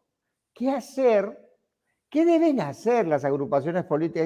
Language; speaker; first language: Spanish; native; Spanish